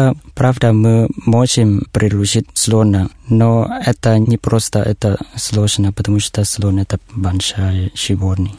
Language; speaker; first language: Russian; non-native, learner; Thai